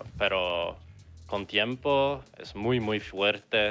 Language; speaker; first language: Spanish; non-native, learner; English